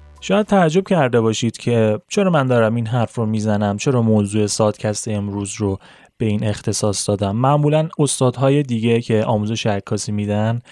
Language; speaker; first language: Persian; native; Persian